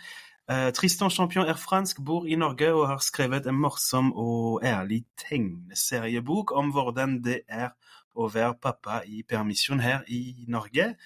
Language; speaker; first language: Norwegian; non-native, fluent; French